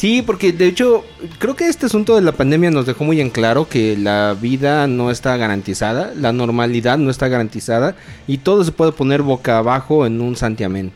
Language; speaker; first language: Spanish; native; Spanish